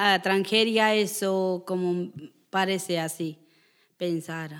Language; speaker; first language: Spanish; non-native, learner; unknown